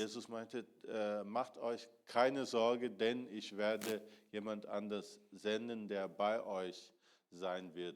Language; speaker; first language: German; non-native, fluent; Portuguese